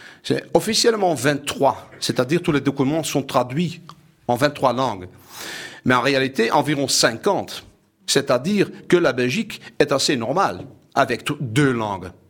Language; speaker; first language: French; non-native, fluent; Dutch